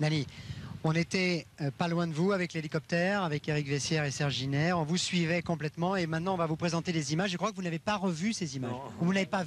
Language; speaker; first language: French; native; French